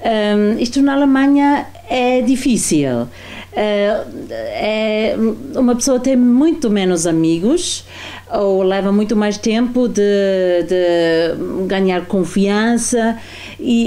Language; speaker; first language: Portuguese; non-native, fluent; German